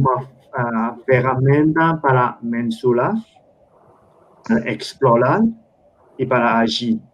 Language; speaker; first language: Portuguese; non-native, fluent; Spanish